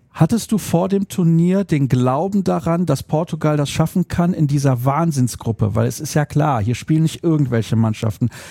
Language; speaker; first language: German; native; German